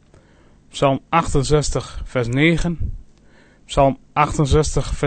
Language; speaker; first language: Dutch; native; Dutch